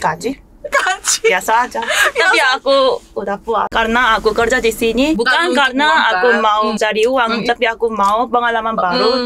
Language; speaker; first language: Indonesian; non-native, fluent; Korean